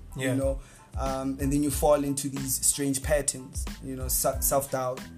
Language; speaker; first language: English; non-native, local second language; Northern Sotho